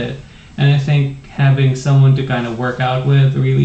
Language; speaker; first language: English; non-native, local second language; Filipino